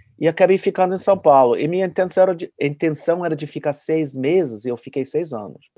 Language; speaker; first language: Portuguese; non-native, fluent; English